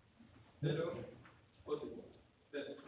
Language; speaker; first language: Spanish; native; Spanish